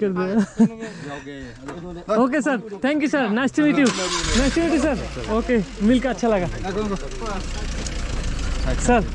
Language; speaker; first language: Hindi; non-native, local second language; Bangla